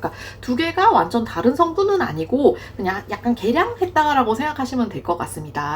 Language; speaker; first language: Korean; native; Korean